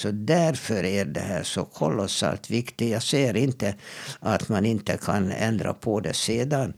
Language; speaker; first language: Swedish; non-native, fluent; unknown